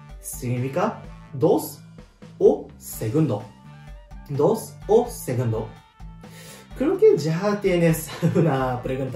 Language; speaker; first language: Spanish; non-native, learner; Japanese